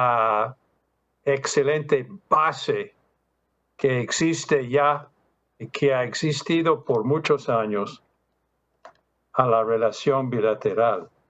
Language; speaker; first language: Spanish; non-native, fluent; English